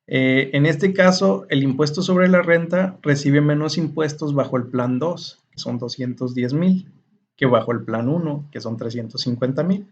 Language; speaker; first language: Spanish; native; Spanish